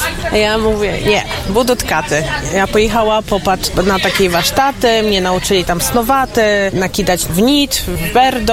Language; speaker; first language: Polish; non-native, local second language; Ukrainian